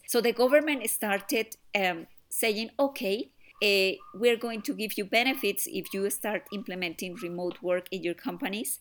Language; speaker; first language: English; non-native, fluent; Spanish